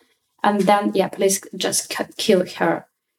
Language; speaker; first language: English; non-native, learner; Russian